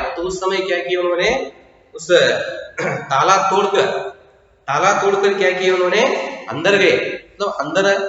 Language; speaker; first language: Hindi; non-native, local second language; Kannada